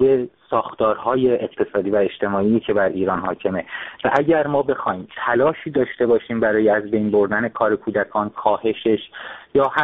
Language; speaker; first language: Persian; native; Persian